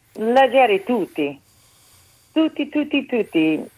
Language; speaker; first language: Italian; non-native, learner; English